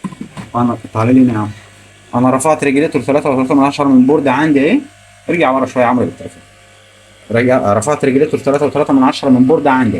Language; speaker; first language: Arabic; native; Arabic